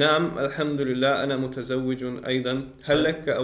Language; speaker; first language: Arabic; non-native, learner; Chechen